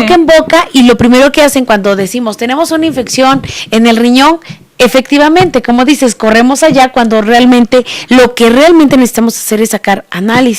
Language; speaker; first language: Spanish; native; Spanish